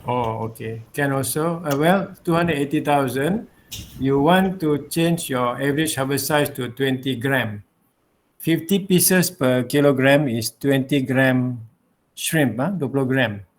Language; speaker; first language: English; non-native, local second language; Malay